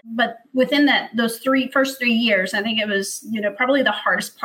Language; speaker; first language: English; early bilingual, other home language; Spanish